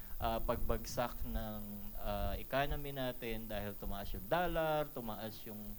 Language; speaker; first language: Filipino; native; Filipino